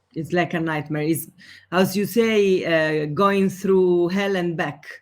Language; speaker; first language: English; non-native, fluent; Italian